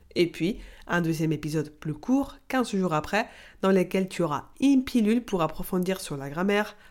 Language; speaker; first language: French; non-native, fluent; Spanish